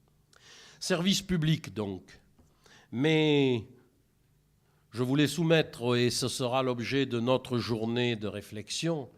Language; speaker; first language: French; native; French